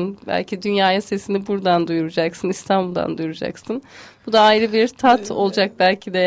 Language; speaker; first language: Turkish; native; Turkish